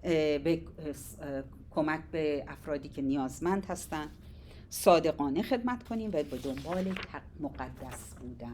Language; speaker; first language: Persian; native; Persian